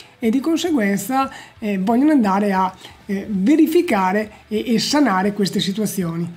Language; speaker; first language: Italian; native; Italian